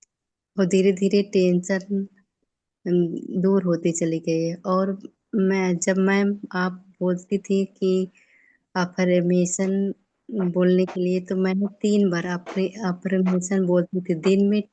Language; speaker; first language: Hindi; native; Hindi